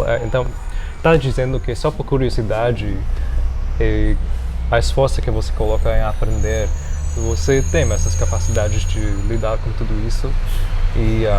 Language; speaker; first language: Portuguese; non-native, fluent; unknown